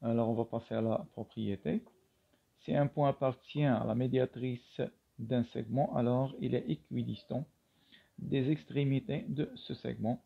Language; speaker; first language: French; non-native, local second language; Arabic